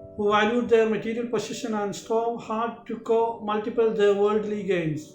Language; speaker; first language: English; non-native, local second language; Malayalam